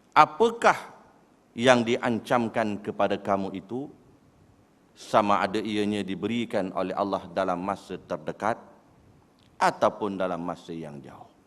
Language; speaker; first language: Malay; native; Malay